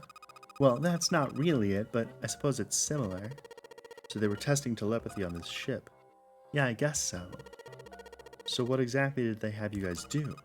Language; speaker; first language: English; native; English